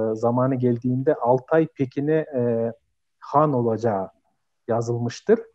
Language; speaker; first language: Turkish; non-native, fluent; Kyrgyz